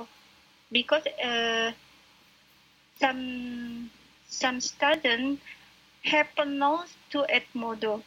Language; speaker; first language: English; non-native, local second language; Indonesian